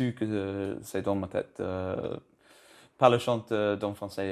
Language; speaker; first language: French; non-native, learner; English